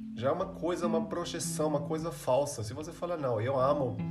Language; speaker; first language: Portuguese; non-native, fluent; German